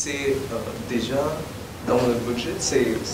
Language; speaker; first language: French; non-native, learner; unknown